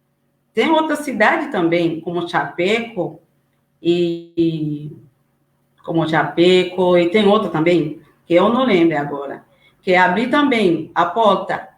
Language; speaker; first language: Portuguese; non-native, learner; Haitian Creole